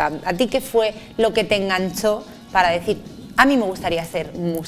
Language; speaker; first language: Spanish; native; Spanish